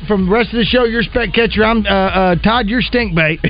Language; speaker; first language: English; native; English